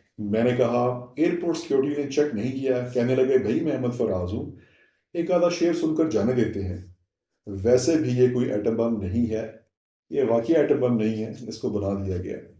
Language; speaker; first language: Urdu; non-native, local second language; Saraiki